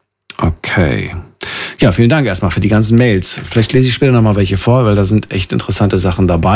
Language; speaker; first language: German; native; German